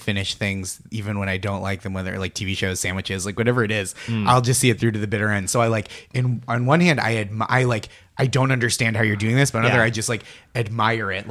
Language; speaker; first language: English; native; English